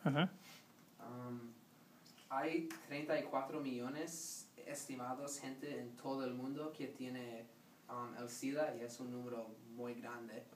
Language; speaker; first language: Spanish; non-native, learner; English